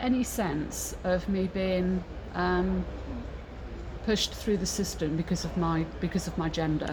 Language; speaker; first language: English; native; English